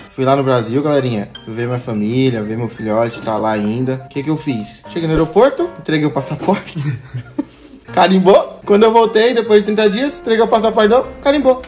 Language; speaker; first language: Portuguese; native; Portuguese